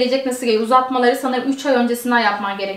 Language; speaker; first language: Turkish; native; Turkish